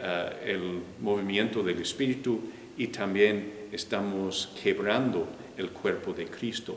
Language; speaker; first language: Spanish; non-native, fluent; English